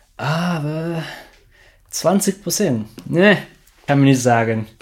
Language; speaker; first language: German; non-native, learner; Vietnamese